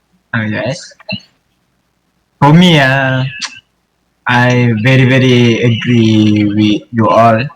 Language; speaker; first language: English; non-native, learner; Malay